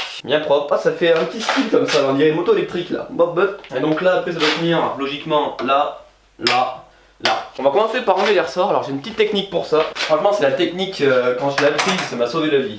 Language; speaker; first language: French; native; French